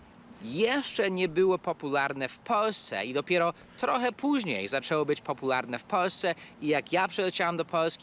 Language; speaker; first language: Polish; non-native, fluent; English